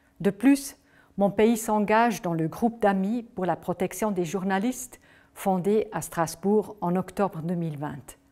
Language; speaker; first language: French; non-native, local second language; German